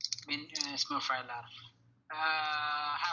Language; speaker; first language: Arabic; non-native, learner; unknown